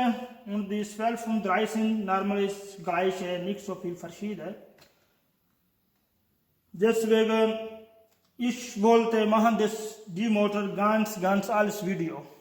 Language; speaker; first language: German; non-native, learner; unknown